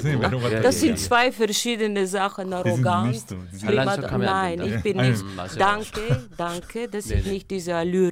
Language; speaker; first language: German; non-native, fluent; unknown